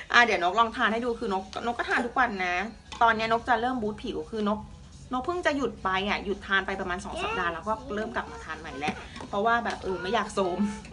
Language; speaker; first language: Thai; native; Thai